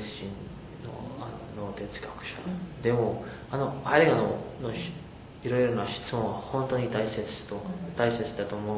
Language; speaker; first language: Japanese; non-native, learner; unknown